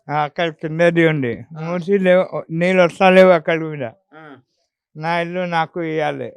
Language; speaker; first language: Telugu; non-native, local second language; Urdu